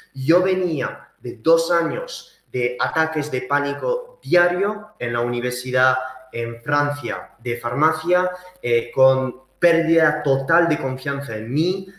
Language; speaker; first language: Spanish; early bilingual, heritage; Spanish